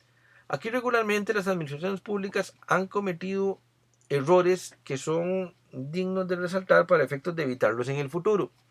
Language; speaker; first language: Spanish; native; Spanish